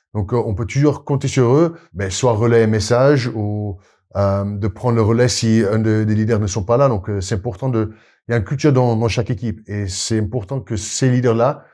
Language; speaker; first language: French; non-native, fluent; Afrikaans